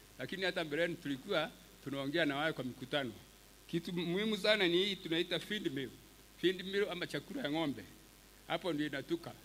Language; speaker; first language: Swahili; non-native, local second language; Meru